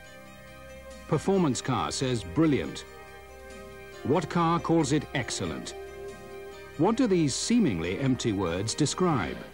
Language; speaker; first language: English; native; English